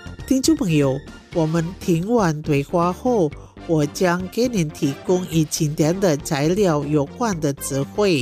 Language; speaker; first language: Chinese; non-native, fluent; Indonesian